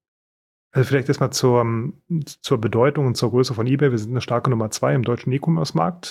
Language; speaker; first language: German; native; German